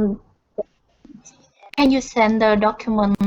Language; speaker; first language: English; non-native, learner; Vietnamese